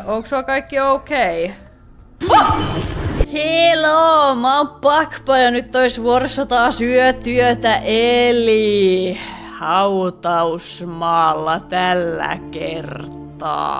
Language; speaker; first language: Finnish; native; Finnish